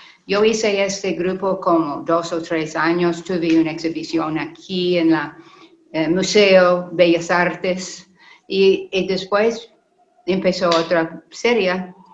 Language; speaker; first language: Spanish; non-native, learner; English